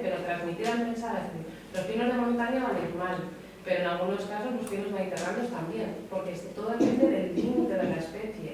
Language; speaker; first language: Spanish; native; Spanish